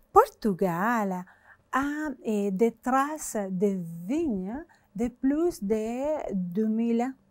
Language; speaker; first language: French; non-native, fluent; Spanish